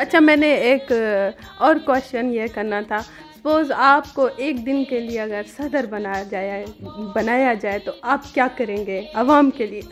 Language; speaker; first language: Urdu; non-native, local second language; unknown